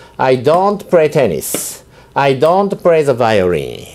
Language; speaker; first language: English; non-native, fluent; Japanese